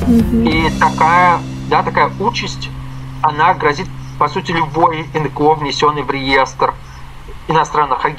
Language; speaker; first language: Russian; native; Russian